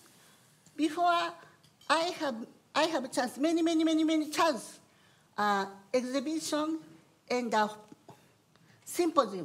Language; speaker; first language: English; non-native, learner; Japanese